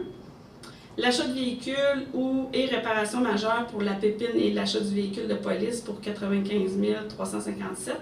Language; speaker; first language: French; native; French